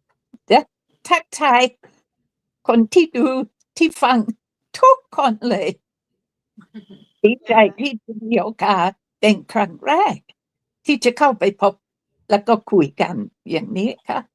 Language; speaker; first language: Thai; non-native, fluent; English